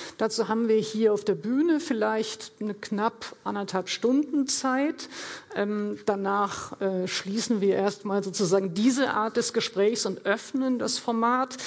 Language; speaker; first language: German; native; German